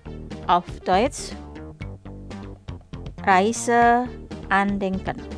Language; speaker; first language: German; non-native, fluent; Indonesian